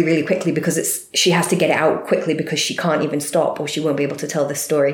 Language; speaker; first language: English; native; English